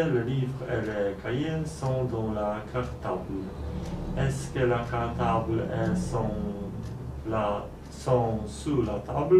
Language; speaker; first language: French; non-native, learner; Polish